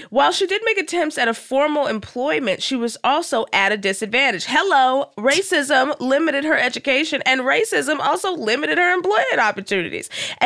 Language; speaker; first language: English; native; English